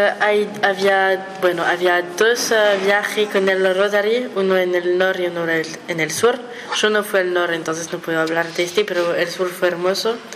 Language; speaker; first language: Spanish; non-native, learner; French